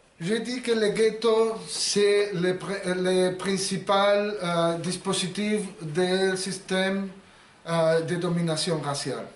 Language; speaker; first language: French; non-native, learner; Spanish